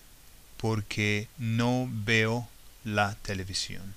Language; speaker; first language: Spanish; non-native, fluent; English